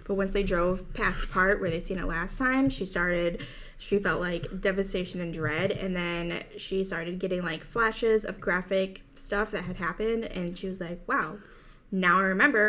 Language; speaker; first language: English; native; English